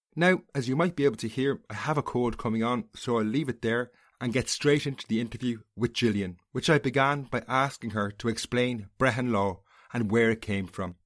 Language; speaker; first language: English; native; English